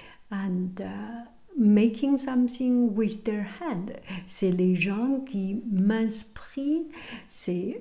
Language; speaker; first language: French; non-native, learner; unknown